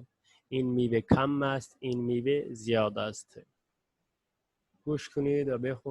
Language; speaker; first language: Persian; non-native, fluent; Urdu